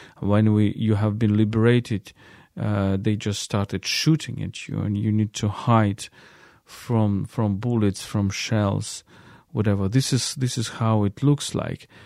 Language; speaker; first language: English; non-native, fluent; Ukrainian